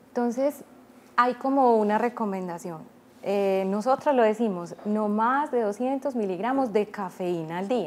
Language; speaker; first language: Spanish; native; Spanish